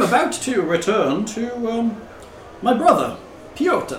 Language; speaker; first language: English; native; English